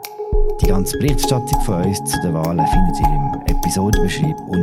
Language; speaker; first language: German; native; German